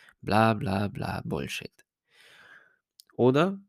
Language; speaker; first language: German; non-native, fluent; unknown